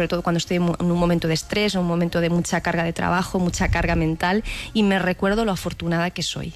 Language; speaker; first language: Spanish; native; Spanish